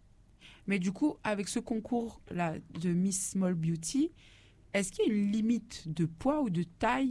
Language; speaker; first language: French; native; French